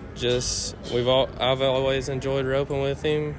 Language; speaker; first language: English; native; English